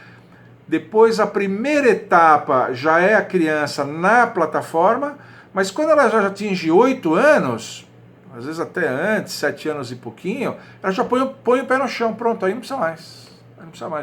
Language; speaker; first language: Portuguese; native; Portuguese